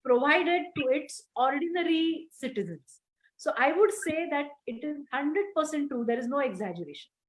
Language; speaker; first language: English; non-native, local second language; Marathi